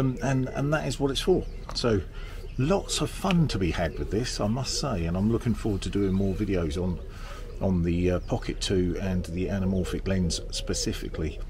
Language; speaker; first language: English; native; English